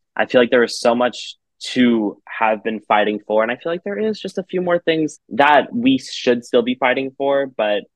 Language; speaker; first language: English; native; English